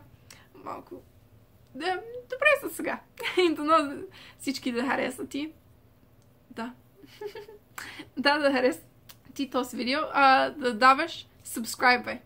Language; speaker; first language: Bulgarian; early bilingual, heritage; Bulgarian